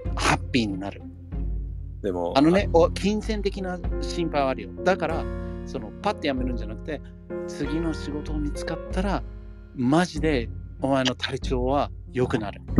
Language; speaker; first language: Japanese; non-native, fluent; English